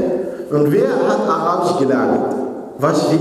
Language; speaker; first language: German; non-native, fluent; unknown